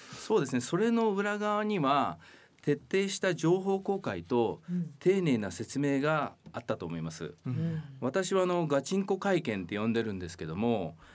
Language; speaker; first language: Japanese; native; Japanese